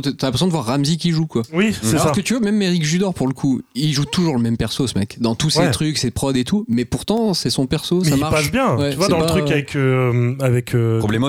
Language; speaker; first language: French; native; French